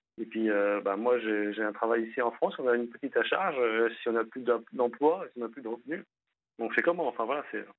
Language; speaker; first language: French; native; French